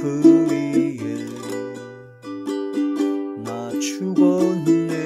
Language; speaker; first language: Korean; native; Korean